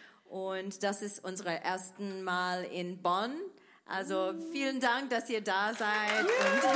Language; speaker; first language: German; non-native, fluent; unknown